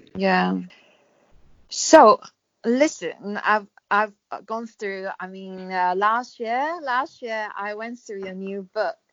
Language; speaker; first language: English; non-native, fluent; Chinese